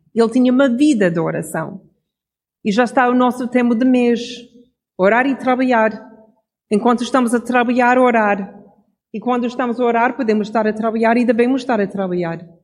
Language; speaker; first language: Portuguese; non-native, fluent; English